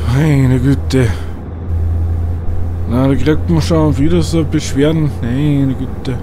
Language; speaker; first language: German; native; German